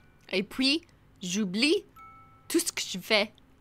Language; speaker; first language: French; non-native, learner; English